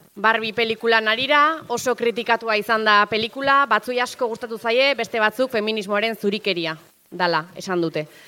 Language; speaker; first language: Basque; native; Basque